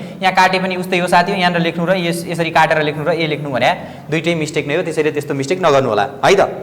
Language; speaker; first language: Nepali; native; Nepali